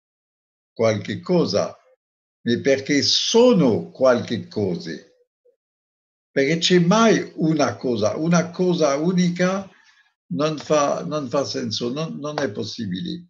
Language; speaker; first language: Italian; non-native, fluent; French